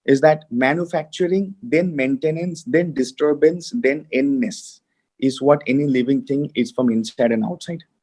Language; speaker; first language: English; non-native, local second language; Hindi